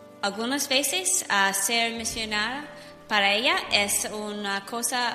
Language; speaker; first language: Spanish; non-native, learner; English